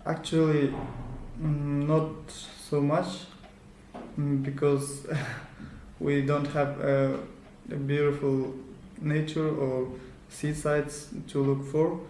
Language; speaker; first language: English; non-native, learner; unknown